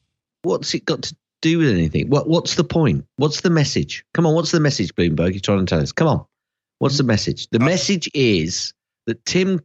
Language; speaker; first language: English; native; English